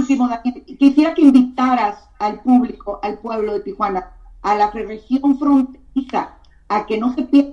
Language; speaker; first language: Spanish; native; Spanish